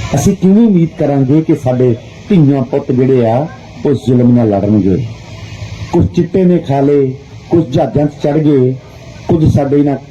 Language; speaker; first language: Punjabi; non-native, local second language; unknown